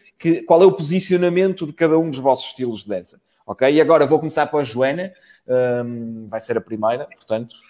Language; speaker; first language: Portuguese; native; Portuguese